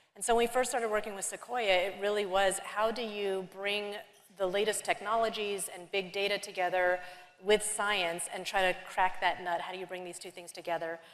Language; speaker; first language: English; native; English